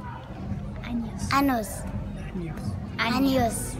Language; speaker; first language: Spanish; non-native, learner; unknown